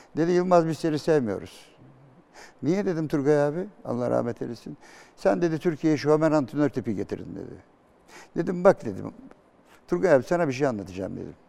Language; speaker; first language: Turkish; native; Turkish